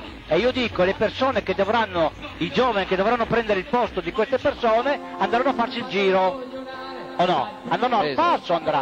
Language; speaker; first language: Italian; native; Italian